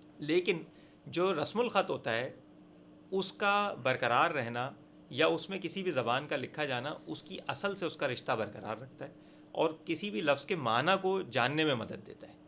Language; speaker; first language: Urdu; native; Urdu